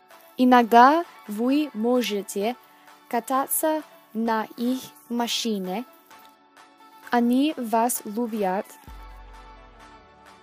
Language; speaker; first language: Russian; non-native, learner; English